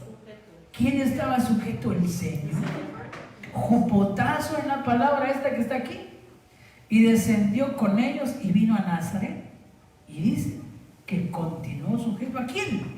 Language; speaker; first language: Spanish; native; Spanish